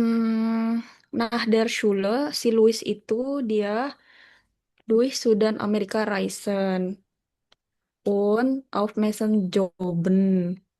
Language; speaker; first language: German; non-native, learner; Indonesian